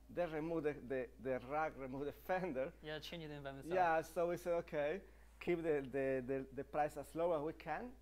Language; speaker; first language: English; non-native, fluent; Spanish